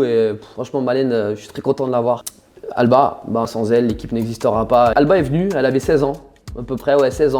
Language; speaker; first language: French; native; French